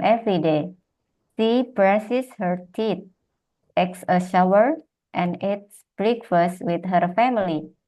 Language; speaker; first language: English; non-native, learner; Indonesian